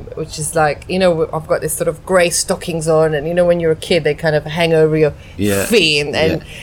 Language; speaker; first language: English; non-native, fluent; Slovak